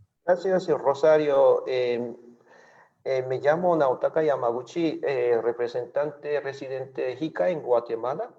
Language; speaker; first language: Spanish; non-native, fluent; Japanese